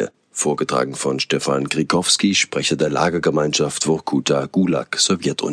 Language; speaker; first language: German; native; German